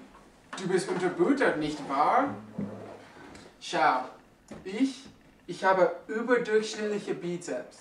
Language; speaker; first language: German; non-native, learner; English